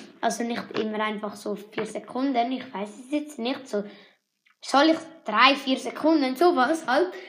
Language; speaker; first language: German; native; German